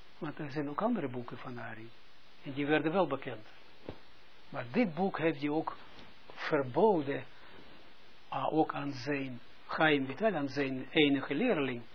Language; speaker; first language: Dutch; non-native, fluent; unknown